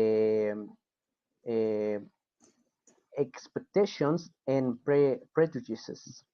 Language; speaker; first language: English; non-native, fluent; Spanish